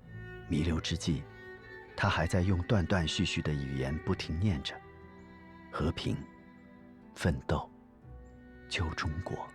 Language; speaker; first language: Chinese; native; Chinese